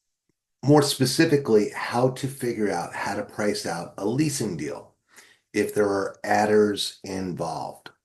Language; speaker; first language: English; native; English